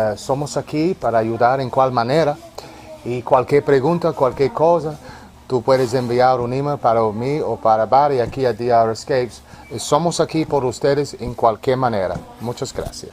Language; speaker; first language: Spanish; non-native, learner; English